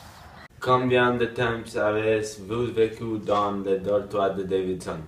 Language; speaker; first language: French; non-native, learner; English